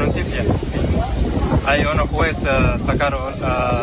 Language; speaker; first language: Spanish; non-native, learner; Arabic